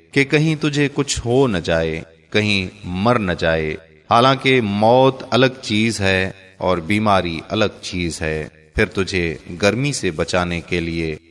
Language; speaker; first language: Urdu; native; Urdu